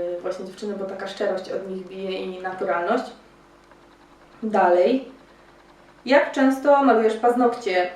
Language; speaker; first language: Polish; native; Polish